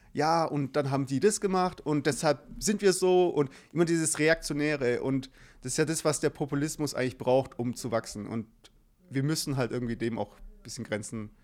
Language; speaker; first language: German; native; German